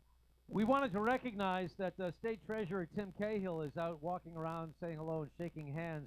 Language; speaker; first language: English; native; English